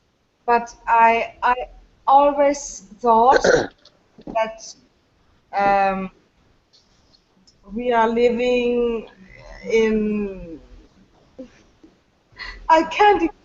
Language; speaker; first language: English; non-native, learner; French